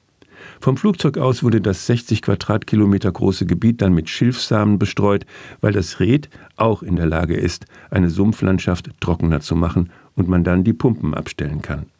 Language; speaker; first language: German; native; German